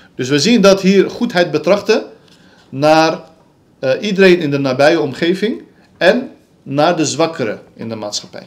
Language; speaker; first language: Dutch; early bilingual, other home language; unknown